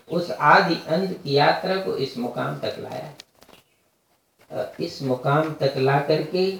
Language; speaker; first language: Hindi; native; Hindi